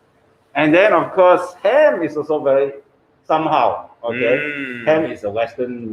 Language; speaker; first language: English; non-native, fluent; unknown